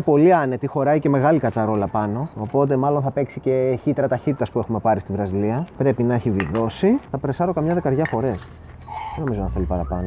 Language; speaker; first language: Greek; native; Greek